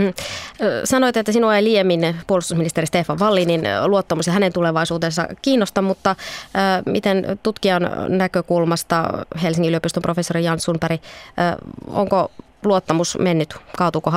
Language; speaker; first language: Finnish; native; Finnish